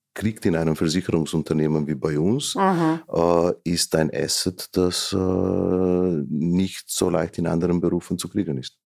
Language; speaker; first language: German; non-native, fluent; Slovenian